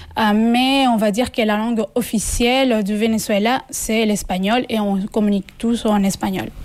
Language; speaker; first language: French; non-native, fluent; Spanish